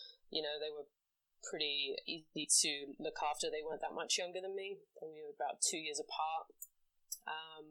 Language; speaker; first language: English; native; English